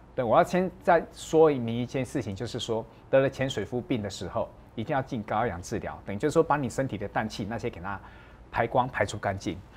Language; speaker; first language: Chinese; native; Chinese